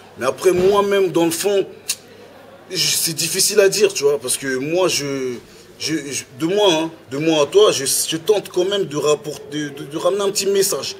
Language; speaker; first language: French; early bilingual, other home language; Lingala